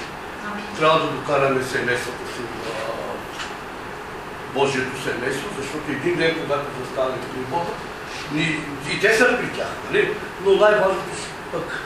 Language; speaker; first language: Bulgarian; non-native, local second language; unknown